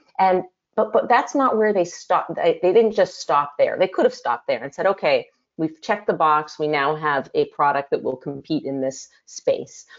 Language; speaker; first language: English; native; English